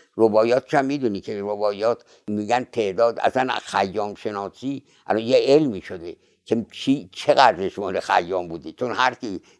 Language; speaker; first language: Persian; native; Persian